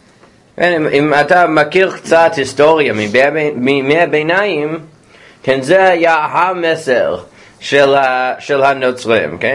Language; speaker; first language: Hebrew; non-native, fluent; English